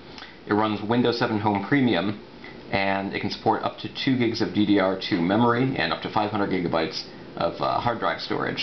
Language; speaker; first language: English; native; English